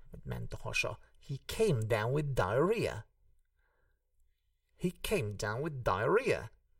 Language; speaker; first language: English; non-native, fluent; Hungarian